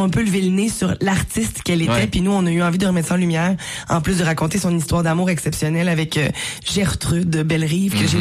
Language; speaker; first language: French; native; French